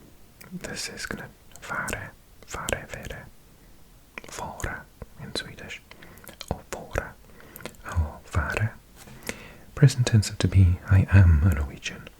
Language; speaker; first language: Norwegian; non-native, learner; English